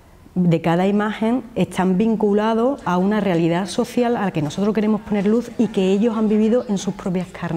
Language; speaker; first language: Spanish; native; Spanish